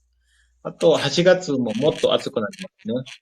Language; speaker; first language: Japanese; non-native, fluent; Indonesian